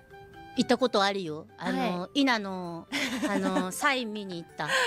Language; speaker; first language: Japanese; native; Japanese